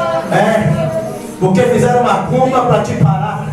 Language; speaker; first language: Portuguese; native; Portuguese